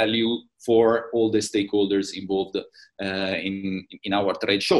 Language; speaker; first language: English; non-native, fluent; Italian